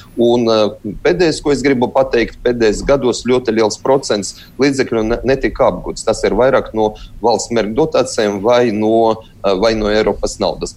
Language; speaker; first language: Latvian; non-native, local second language; Russian